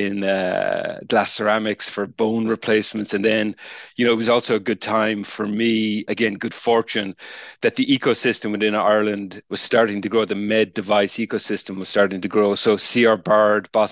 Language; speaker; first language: English; native; English